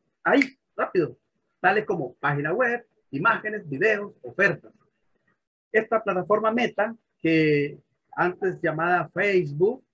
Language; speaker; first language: Spanish; native; Spanish